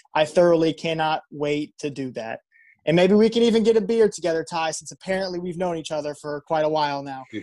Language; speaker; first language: English; native; English